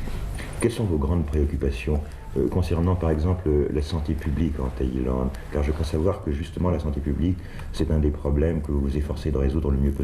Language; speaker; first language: French; native; French